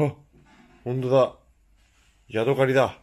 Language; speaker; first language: Japanese; native; Japanese